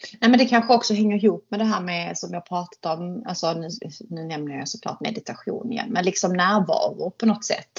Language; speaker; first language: Swedish; native; Swedish